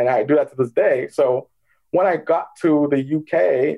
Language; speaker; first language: English; native; English